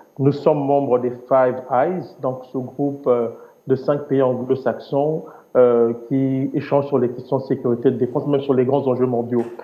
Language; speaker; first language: French; native; French